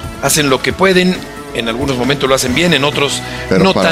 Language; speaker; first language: Spanish; native; Spanish